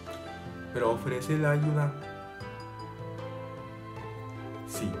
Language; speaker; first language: Spanish; non-native, fluent; Japanese